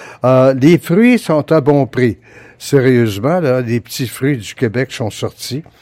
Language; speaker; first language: French; native; French